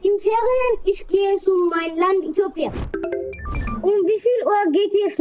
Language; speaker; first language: German; non-native, learner; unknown